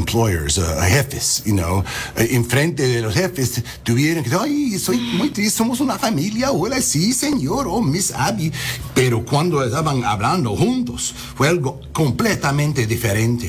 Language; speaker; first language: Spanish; non-native, learner; English